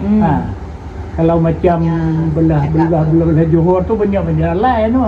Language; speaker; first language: Malay; non-native, local second language; Banjar